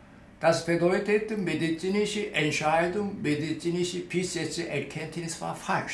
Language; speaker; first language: German; non-native, learner; Korean